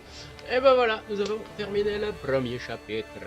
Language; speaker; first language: French; native; French